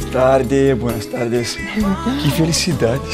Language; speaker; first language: Spanish; non-native, learner; Portuguese